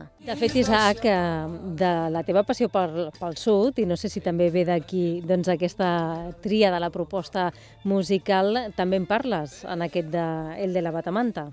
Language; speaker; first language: Catalan; native; Catalan